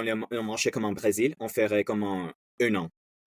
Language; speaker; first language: French; non-native, learner; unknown